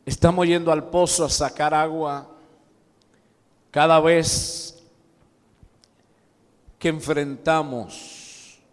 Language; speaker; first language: Spanish; native; Spanish